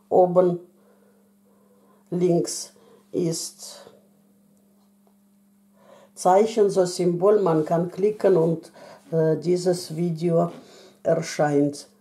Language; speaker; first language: German; non-native, fluent; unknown